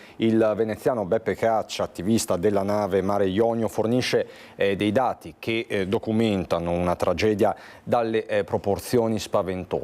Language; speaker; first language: Italian; native; Italian